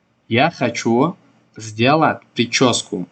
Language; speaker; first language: Russian; non-native, local second language; Tajik